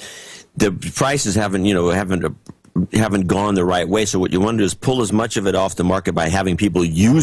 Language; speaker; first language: English; native; English